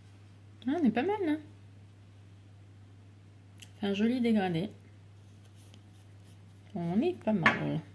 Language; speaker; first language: French; native; French